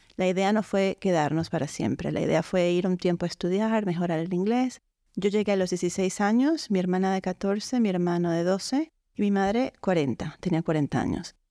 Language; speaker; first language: Spanish; native; Spanish